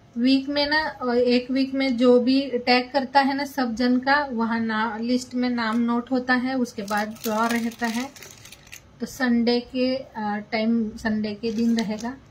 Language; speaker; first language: Hindi; non-native, local second language; Marathi